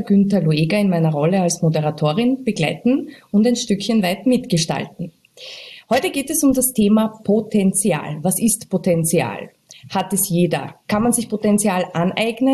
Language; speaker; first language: German; native; German